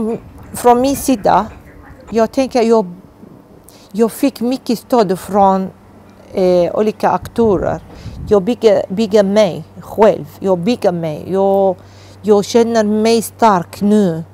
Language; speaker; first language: Swedish; non-native, learner; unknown